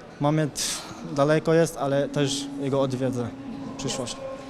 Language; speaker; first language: Polish; non-native, fluent; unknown